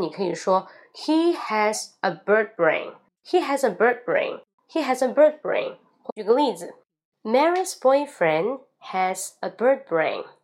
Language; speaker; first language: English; non-native, fluent; Chinese